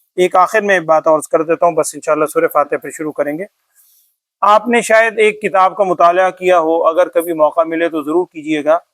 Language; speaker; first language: Urdu; native; Urdu